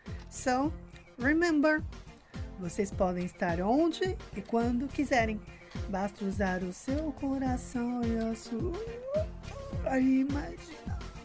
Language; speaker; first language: Portuguese; native; Portuguese